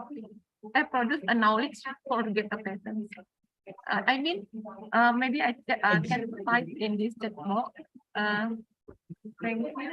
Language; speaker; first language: English; non-native, learner; Indonesian